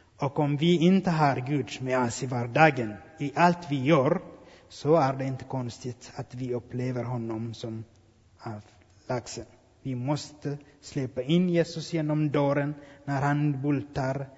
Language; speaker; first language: Swedish; non-native, fluent; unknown